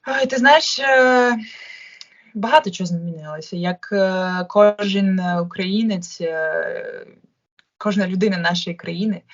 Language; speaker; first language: Ukrainian; non-native, local second language; Russian